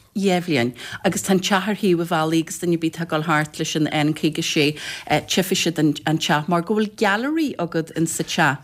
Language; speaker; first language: Irish; native; Irish